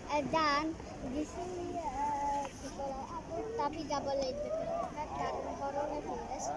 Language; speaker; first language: Indonesian; early bilingual, heritage; Indonesian